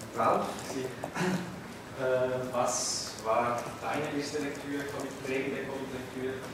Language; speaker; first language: German; native; German